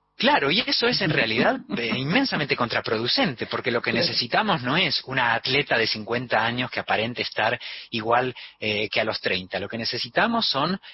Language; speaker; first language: Spanish; native; Spanish